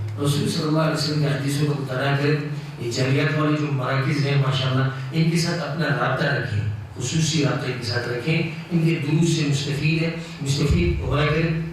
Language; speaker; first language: Urdu; non-native, local second language; Pashto